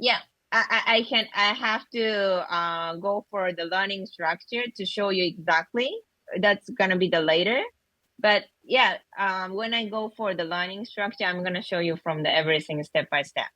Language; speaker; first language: English; non-native, learner; Japanese